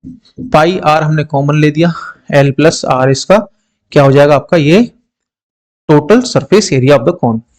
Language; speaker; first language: Hindi; native; Hindi